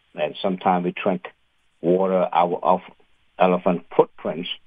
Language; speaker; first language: English; non-native, fluent; Khmer